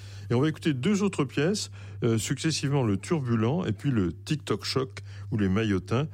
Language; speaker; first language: French; native; French